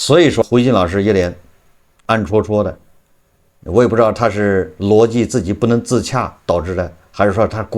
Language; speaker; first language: Chinese; native; Chinese